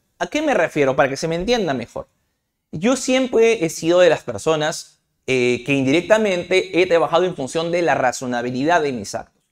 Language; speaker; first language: Spanish; native; Spanish